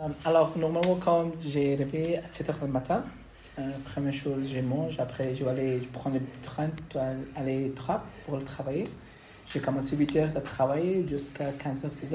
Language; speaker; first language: French; non-native, learner; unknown